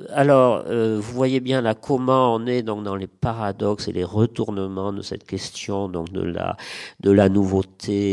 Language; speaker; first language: French; native; French